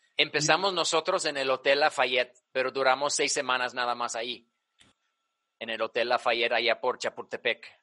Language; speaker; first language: Spanish; early bilingual, other home language; English